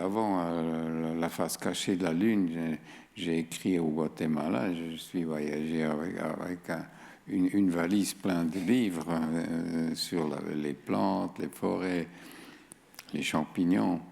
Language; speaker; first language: French; non-native, fluent; German